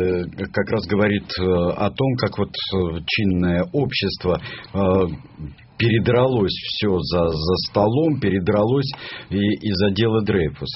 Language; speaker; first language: Russian; native; Russian